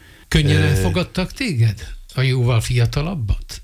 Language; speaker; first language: Hungarian; native; Hungarian